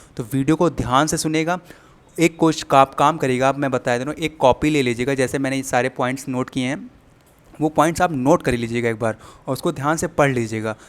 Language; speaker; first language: Hindi; native; Hindi